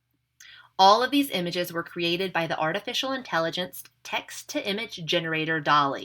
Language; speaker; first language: English; native; English